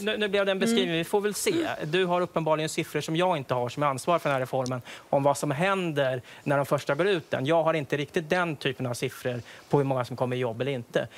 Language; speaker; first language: Swedish; native; Swedish